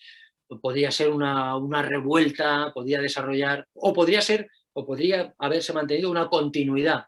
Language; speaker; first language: Spanish; native; Spanish